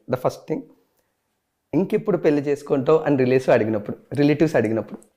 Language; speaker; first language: Telugu; native; Telugu